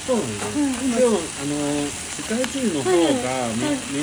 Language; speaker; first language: Japanese; non-native, learner; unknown